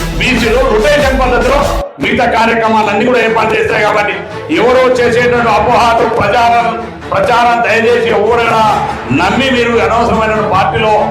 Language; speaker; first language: Telugu; non-native, local second language; Lambadi